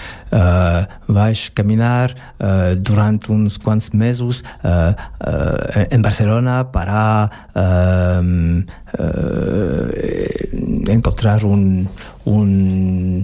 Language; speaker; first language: Catalan; non-native, learner; French